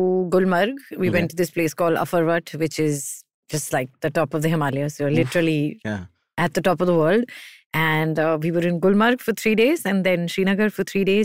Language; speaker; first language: English; non-native, local second language; Hindi